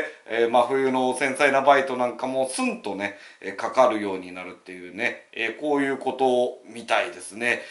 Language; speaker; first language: Japanese; native; Japanese